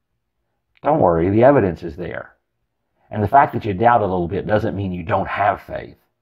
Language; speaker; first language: English; native; English